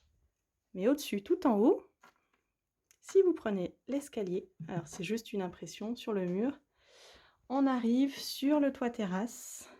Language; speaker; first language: French; native; French